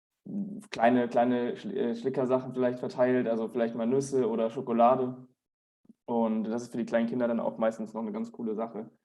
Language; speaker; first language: German; native; German